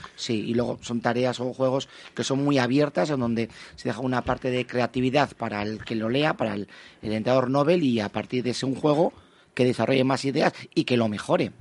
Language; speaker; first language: Spanish; native; Spanish